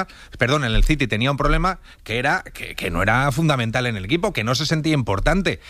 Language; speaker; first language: Spanish; native; Spanish